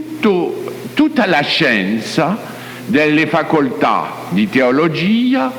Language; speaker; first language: Italian; non-native, fluent; French